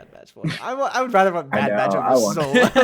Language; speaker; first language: English; native; English